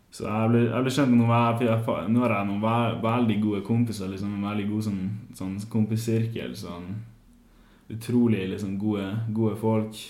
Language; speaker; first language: Norwegian; native; Norwegian